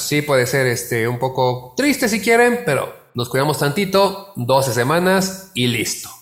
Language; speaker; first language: Spanish; native; Spanish